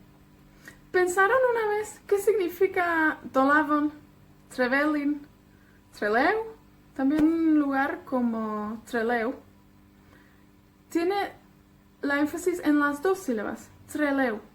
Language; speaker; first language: Spanish; non-native, fluent; Welsh